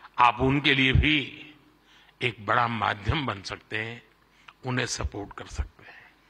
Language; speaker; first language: Hindi; non-native, local second language; Gujarati